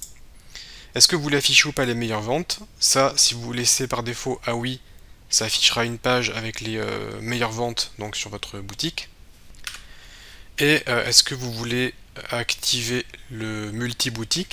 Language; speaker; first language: French; native; French